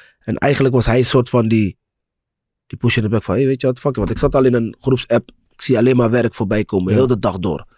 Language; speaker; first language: Dutch; native; Dutch